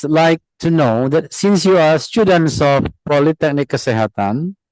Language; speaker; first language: English; non-native, fluent; Indonesian